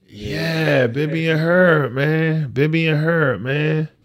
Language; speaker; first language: English; native; English